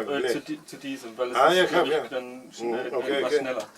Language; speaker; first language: German; non-native, fluent; Russian